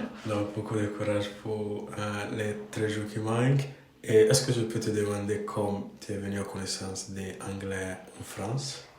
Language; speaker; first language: French; non-native, fluent; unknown